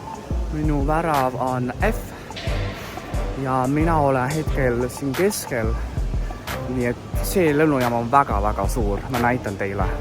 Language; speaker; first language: Estonian; non-native, fluent; Chinese